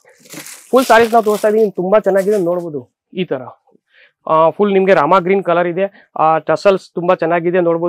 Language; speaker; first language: Kannada; non-native, fluent; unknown